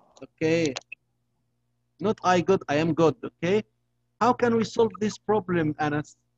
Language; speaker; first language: English; non-native, fluent; Arabic